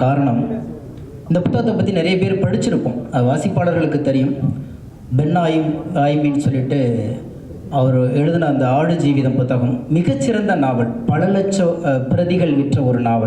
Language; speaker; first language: Tamil; native; Tamil